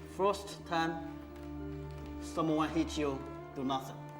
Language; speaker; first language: English; non-native, learner; Chinese